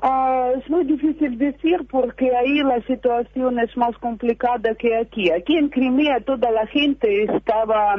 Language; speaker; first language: Spanish; non-native, fluent; Russian